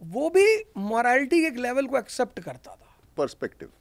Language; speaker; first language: Hindi; native; Hindi